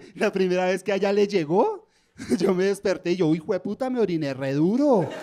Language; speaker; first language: Spanish; native; Spanish